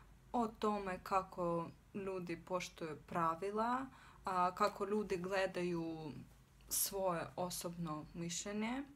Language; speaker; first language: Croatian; non-native, fluent; Russian